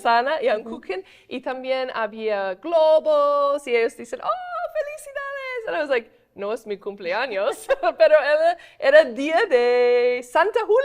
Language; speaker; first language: Spanish; non-native, fluent; English